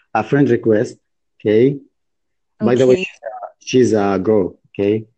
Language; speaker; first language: English; non-native, learner; Arabic